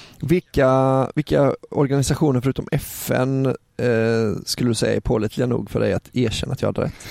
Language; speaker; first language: Swedish; native; Swedish